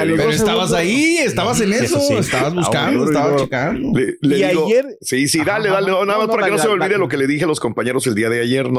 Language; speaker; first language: Spanish; native; Spanish